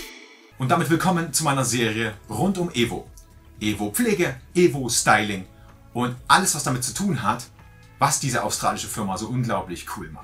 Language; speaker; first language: German; native; German